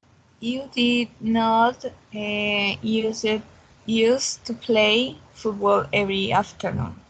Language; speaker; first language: English; non-native, learner; Spanish